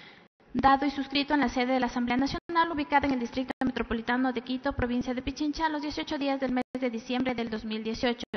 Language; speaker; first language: Spanish; native; Spanish